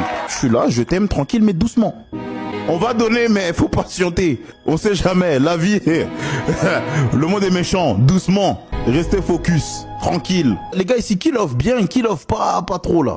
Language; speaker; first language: French; native; French